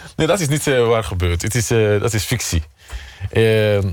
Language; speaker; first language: Dutch; non-native, fluent; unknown